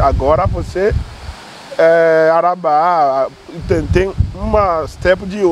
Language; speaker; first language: Portuguese; non-native, learner; Yoruba